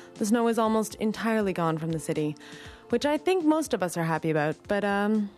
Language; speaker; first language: English; native; English